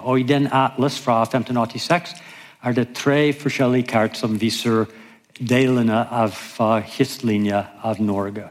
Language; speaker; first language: Norwegian; non-native, fluent; English